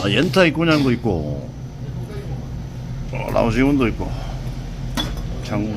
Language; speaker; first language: Korean; native; Korean